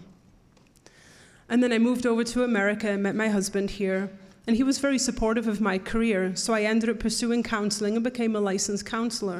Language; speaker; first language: English; native; English